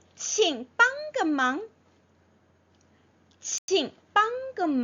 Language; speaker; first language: Chinese; non-native, fluent; Korean